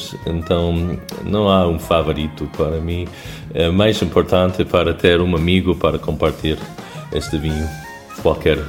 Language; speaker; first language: Portuguese; non-native, fluent; English